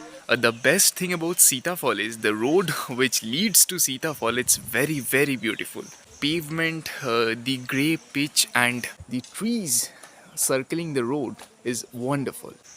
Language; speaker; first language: English; non-native, local second language; Bangla